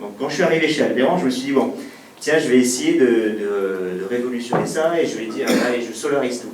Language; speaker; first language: French; native; French